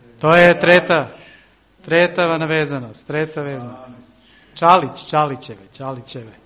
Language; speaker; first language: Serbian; early bilingual, heritage; Serbian